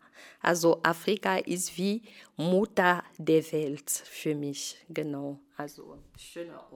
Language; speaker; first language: German; non-native, fluent; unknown